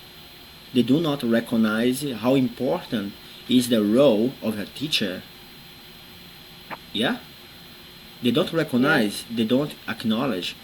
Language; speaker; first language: English; non-native, fluent; Portuguese